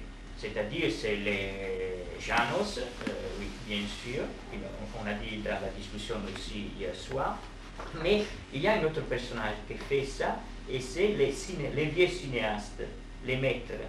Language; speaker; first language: French; non-native, fluent; Italian